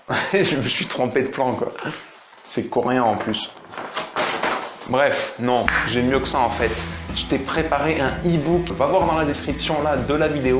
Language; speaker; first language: French; native; French